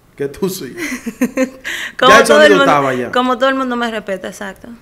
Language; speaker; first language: Spanish; native; Spanish